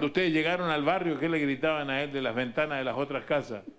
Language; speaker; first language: Spanish; native; Spanish